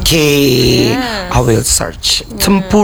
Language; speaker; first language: English; non-native, learner; Indonesian